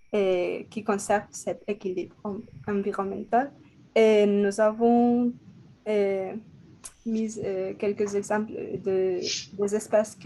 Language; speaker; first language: French; non-native, learner; Spanish